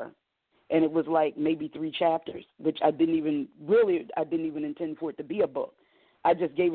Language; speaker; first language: English; native; English